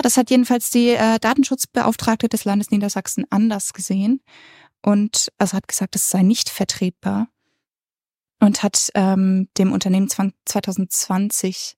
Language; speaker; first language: German; native; German